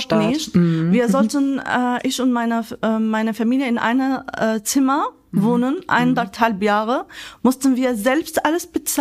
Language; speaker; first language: German; non-native, fluent; Arabic